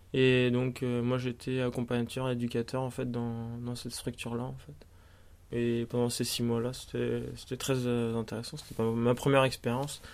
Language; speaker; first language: French; native; French